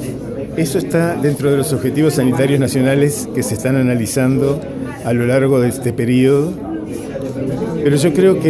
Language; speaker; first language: Spanish; native; Spanish